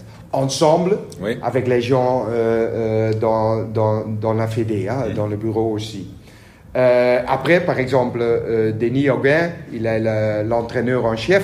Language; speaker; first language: French; non-native, learner; Dutch